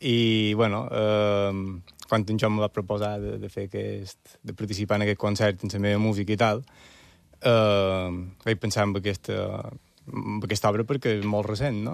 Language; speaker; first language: Catalan; native; Catalan